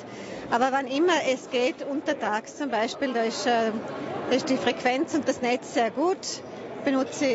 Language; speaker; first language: German; native; German